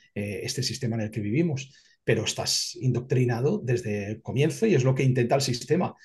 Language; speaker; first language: Spanish; native; Spanish